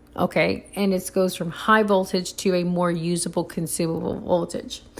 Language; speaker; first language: English; early bilingual, other home language; Spanish